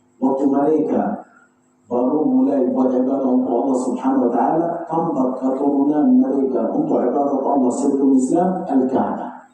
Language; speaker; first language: Malay; non-native, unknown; Arabic